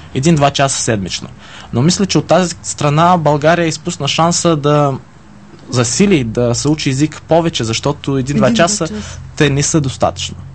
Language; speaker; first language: Bulgarian; early bilingual, heritage; Bulgarian